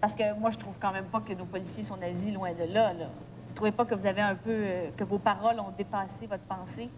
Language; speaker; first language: French; native; French